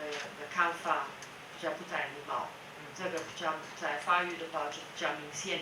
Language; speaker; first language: Chinese; non-native, fluent; Dutch